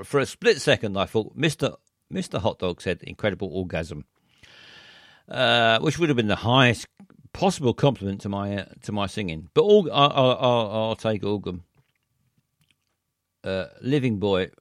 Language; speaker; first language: English; native; English